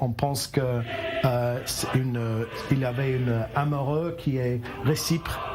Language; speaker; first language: French; non-native, learner; English